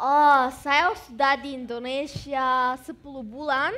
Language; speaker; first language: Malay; non-native, learner; German